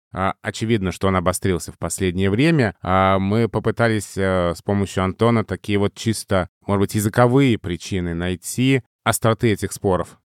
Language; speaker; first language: Russian; native; Russian